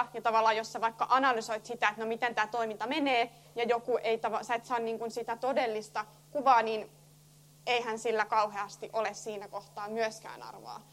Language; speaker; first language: Finnish; native; Finnish